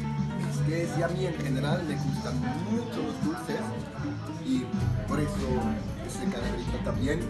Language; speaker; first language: Spanish; non-native, learner; German